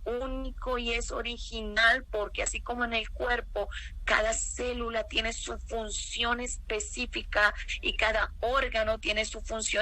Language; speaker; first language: Spanish; native; Spanish